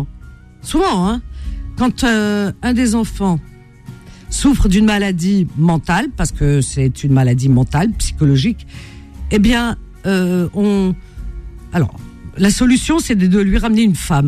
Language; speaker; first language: French; native; French